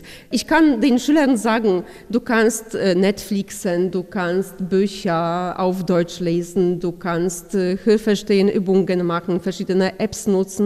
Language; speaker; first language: German; non-native, fluent; Polish